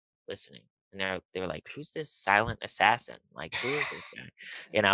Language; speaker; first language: English; native; English